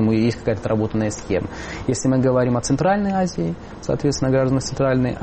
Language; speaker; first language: Russian; native; Russian